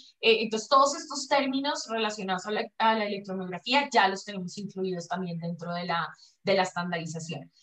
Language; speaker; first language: Spanish; native; Spanish